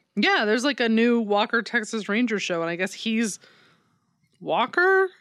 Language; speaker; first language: English; native; English